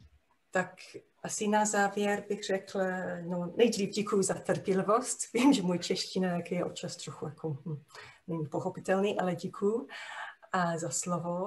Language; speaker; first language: Czech; non-native, fluent; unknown